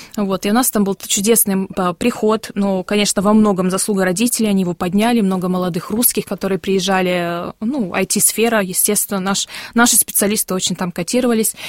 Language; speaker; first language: Russian; early bilingual, heritage; Russian